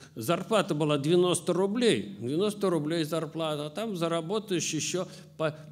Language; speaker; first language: Russian; native; Russian